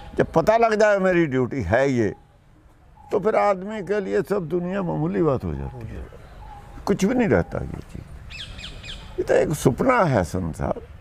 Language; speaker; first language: Hindi; non-native, local second language; Punjabi